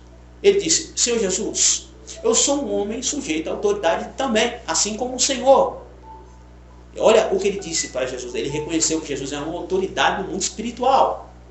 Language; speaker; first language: Portuguese; native; Portuguese